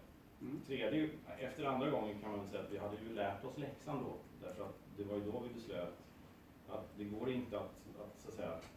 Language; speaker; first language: Swedish; native; Swedish